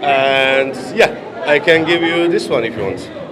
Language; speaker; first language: English; non-native, learner; Turkish